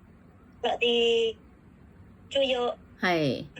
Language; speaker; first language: Cantonese; non-native, learner; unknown